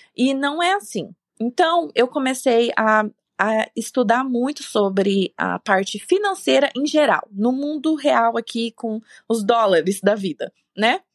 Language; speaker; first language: Portuguese; native; Portuguese